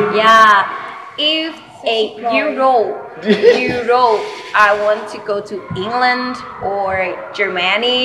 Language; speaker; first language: English; non-native, learner; Thai